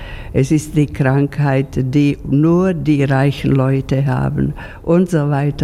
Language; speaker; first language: German; non-native, fluent; Slovak